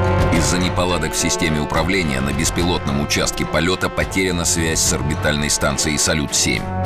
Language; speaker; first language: Russian; native; Russian